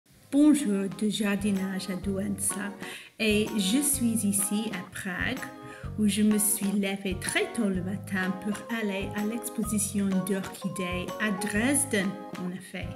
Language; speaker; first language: French; non-native, fluent; English